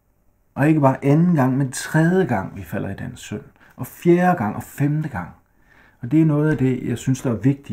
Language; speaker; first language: Danish; native; Danish